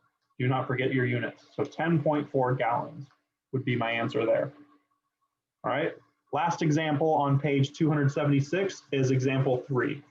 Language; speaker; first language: English; native; English